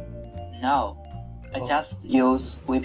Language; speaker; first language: English; non-native, learner; Chinese